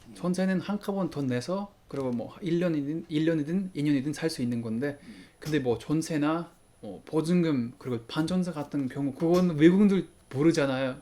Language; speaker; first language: Korean; non-native, fluent; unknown